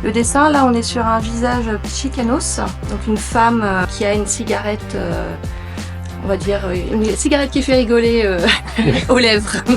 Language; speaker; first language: French; native; French